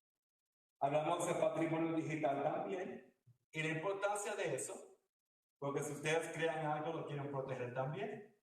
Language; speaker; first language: Spanish; early bilingual, heritage; Spanish